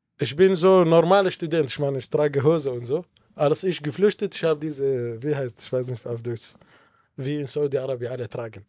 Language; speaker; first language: German; non-native, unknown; Arabic